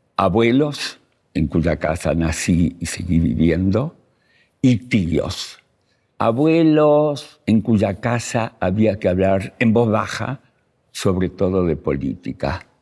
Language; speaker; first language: Spanish; early bilingual, other home language; Russian